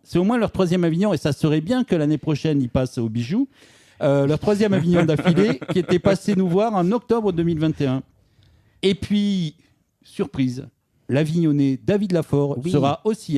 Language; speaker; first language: French; native; French